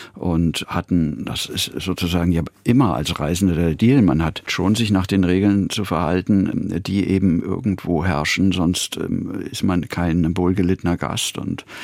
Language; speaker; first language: German; native; German